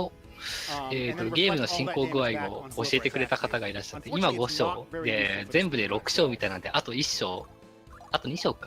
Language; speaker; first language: Japanese; native; Japanese